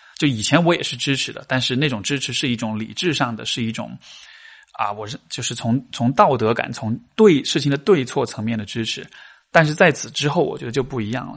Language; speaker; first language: Chinese; native; Chinese